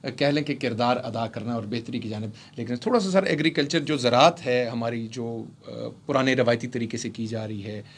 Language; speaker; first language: Urdu; non-native, local second language; Punjabi